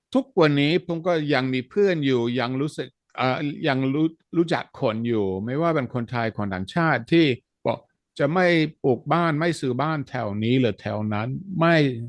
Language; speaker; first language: Thai; non-native, fluent; Dutch